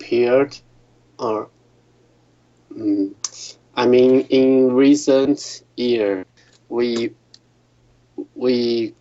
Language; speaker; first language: English; non-native, learner; Chinese